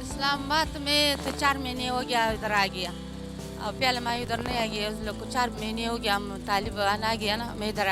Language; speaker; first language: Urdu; non-native, learner; Pashto